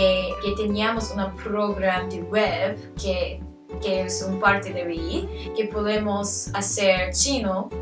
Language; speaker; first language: Spanish; non-native, learner; English